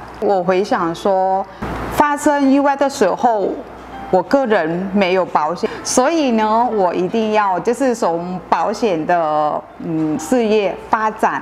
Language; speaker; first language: Chinese; non-native, fluent; Vietnamese